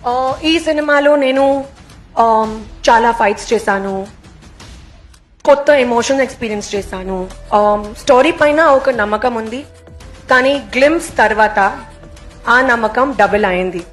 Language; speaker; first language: Telugu; non-native, local second language; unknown